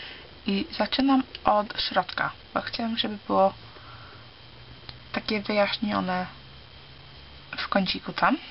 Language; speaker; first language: Polish; early bilingual, heritage; Polish